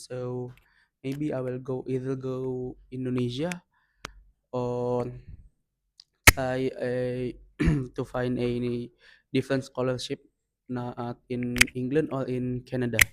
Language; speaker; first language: English; non-native, learner; Indonesian